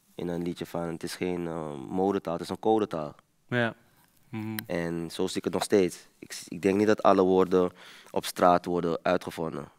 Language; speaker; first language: Dutch; early bilingual, other home language; Papiamento